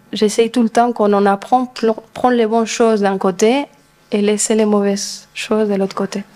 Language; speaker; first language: French; non-native, fluent; Spanish